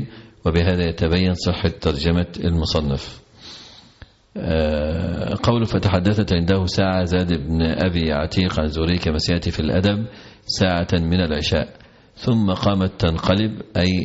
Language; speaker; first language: Arabic; native; Arabic